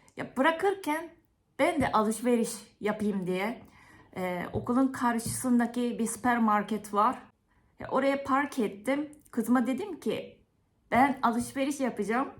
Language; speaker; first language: Turkish; non-native, fluent; Japanese